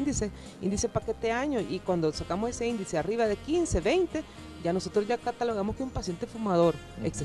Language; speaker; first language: Spanish; native; Spanish